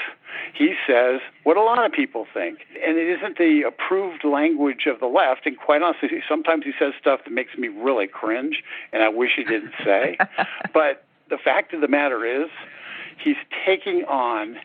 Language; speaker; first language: English; native; English